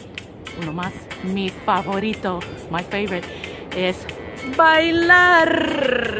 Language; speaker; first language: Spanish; non-native, fluent; English